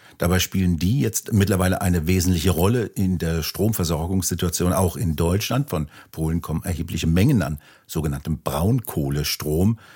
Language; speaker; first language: German; native; German